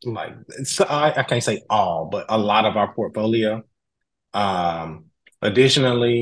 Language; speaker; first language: English; native; English